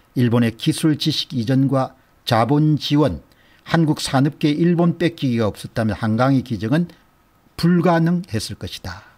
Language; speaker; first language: Korean; native; Korean